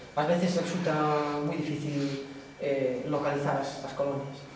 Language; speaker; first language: Spanish; non-native, local second language; Galician